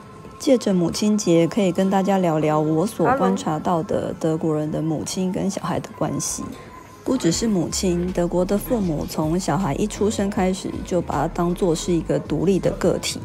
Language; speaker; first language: Chinese; native; Chinese